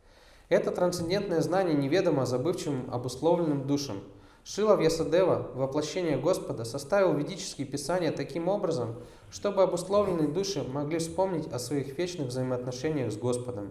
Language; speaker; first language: Russian; native; Russian